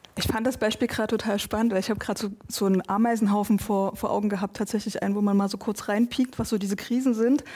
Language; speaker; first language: German; native; German